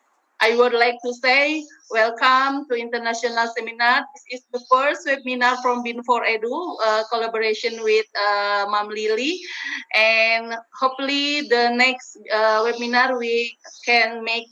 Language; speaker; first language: English; non-native, learner; Indonesian